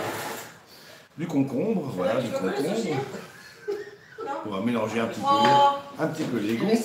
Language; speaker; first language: French; native; French